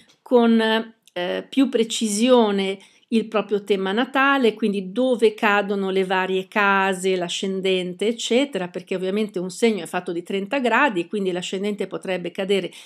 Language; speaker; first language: Italian; native; Italian